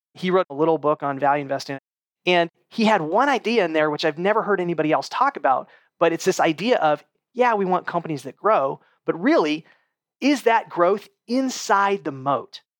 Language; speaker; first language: English; native; English